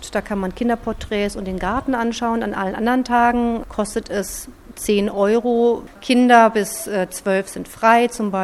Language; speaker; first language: German; native; German